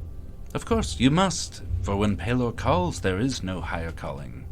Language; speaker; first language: English; native; English